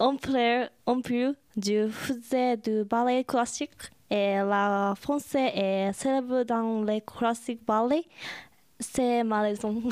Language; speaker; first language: French; non-native, learner; Japanese